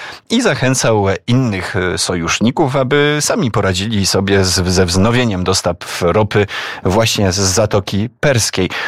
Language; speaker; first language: Polish; native; Polish